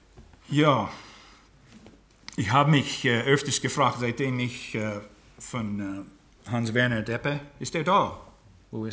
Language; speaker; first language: German; non-native, fluent; English